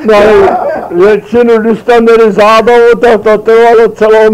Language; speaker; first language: Czech; early bilingual, heritage; Czech